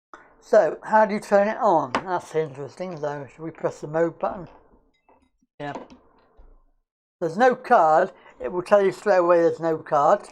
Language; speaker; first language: English; native; English